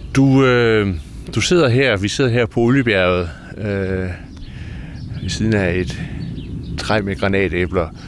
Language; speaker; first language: Danish; native; Danish